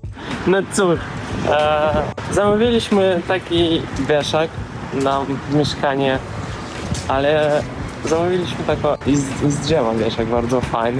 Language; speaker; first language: Polish; non-native, learner; Russian